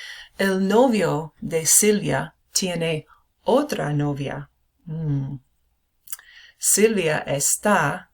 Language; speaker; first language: Spanish; non-native, fluent; English